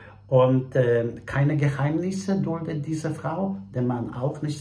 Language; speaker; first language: German; non-native, fluent; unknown